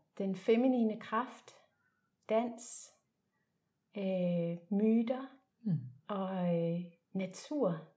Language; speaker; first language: Danish; native; Danish